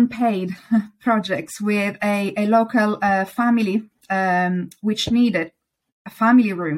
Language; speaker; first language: English; non-native, fluent; Italian